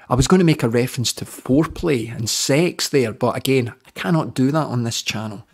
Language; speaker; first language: English; native; English